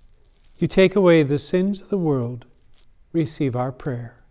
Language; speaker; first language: English; native; English